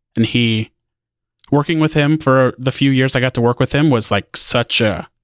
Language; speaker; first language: English; native; English